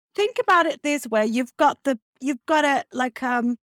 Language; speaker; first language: English; non-native, fluent; Turkish